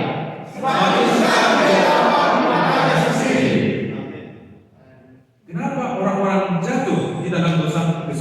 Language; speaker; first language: Indonesian; non-native, fluent; Korean